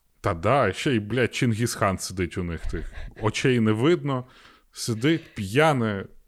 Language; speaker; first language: Ukrainian; non-native, local second language; Russian